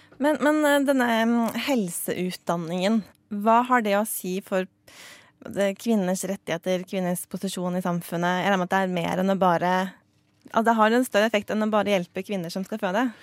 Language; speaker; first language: Norwegian; native; Norwegian